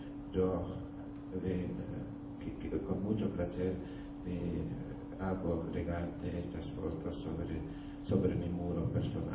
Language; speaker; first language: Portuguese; non-native, learner; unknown